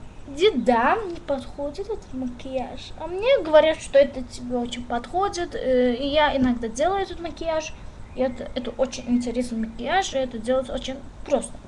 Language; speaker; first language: Russian; non-native, learner; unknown